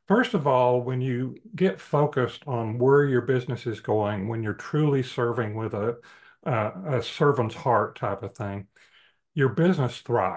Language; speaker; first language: English; native; English